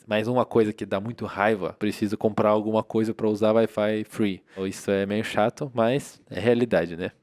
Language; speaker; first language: Portuguese; non-native, fluent; Russian